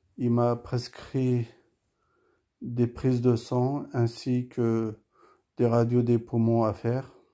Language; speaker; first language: French; early bilingual, other home language; Turkish